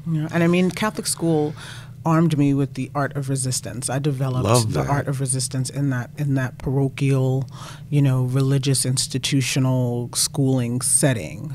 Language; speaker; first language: English; native; English